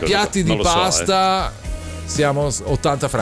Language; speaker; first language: Italian; native; Italian